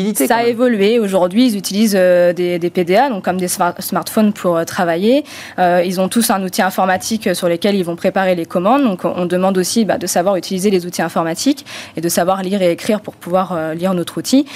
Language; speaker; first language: French; non-native, fluent; Romanian